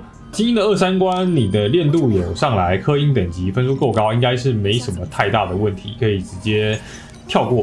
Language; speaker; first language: Chinese; native; Chinese